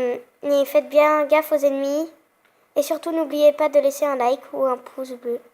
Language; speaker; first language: French; native; French